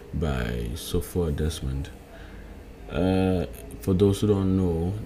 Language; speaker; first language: English; non-native, local second language; Akan